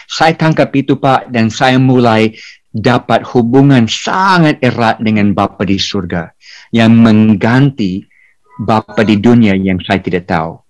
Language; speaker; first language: Indonesian; non-native, fluent; English